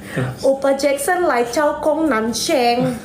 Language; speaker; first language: Chinese; non-native, learner; Indonesian